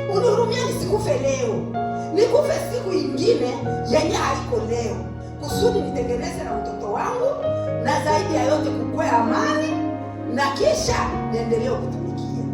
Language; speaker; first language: Swahili; native; Swahili